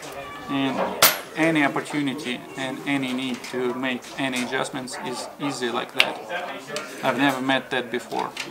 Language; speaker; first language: English; non-native, fluent; Russian